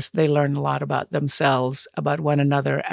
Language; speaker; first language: English; non-native, fluent; Spanish